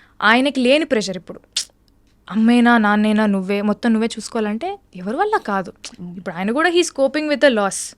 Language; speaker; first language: Telugu; native; Telugu